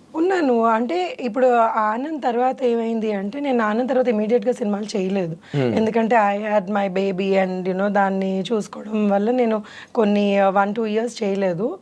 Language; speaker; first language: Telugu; native; Telugu